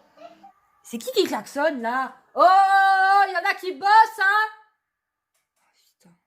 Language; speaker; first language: French; native; French